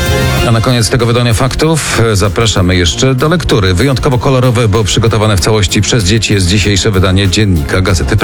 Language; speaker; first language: Polish; native; Polish